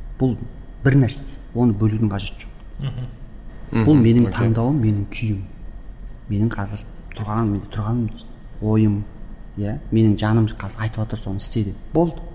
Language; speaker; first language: Kazakh; early bilingual, heritage; Kazakh